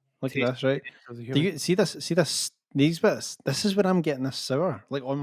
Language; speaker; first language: English; native; English